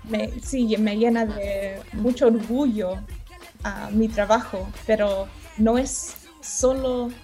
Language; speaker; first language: Spanish; early bilingual, heritage; Spanish